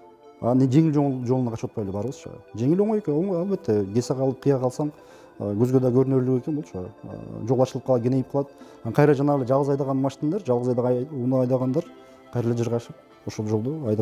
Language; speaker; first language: Kyrgyz; native; Kyrgyz